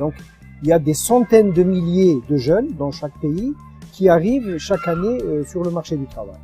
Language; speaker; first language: French; non-native, local second language; Arabic